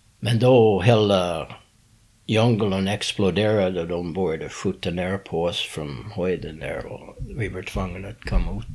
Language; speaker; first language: Swedish; non-native, learner; English